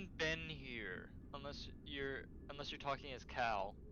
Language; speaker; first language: English; native; English